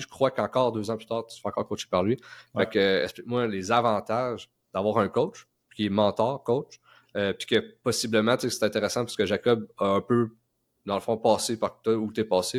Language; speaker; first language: French; native; French